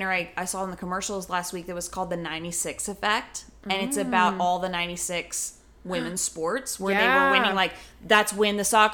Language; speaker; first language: English; native; English